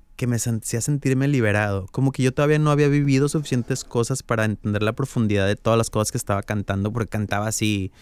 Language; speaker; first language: Spanish; native; Spanish